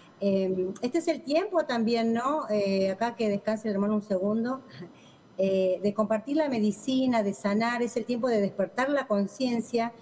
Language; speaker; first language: Spanish; native; Spanish